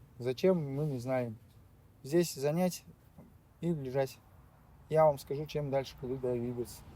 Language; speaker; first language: Russian; native; Russian